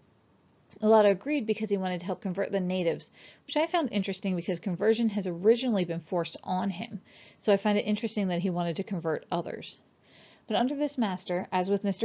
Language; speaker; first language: English; native; English